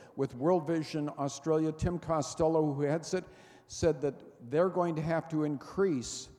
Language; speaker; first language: English; native; English